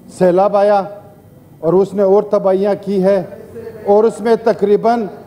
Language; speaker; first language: Urdu; non-native, local second language; Pashto